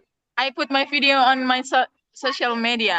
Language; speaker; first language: English; non-native, learner; Indonesian